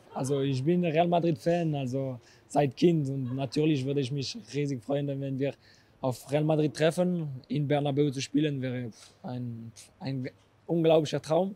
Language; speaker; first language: German; non-native, local second language; French